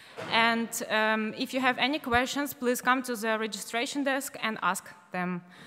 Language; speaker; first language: English; non-native, fluent; Ukrainian